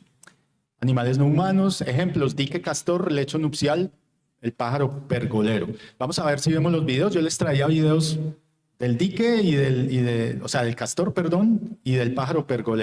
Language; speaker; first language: Spanish; native; Spanish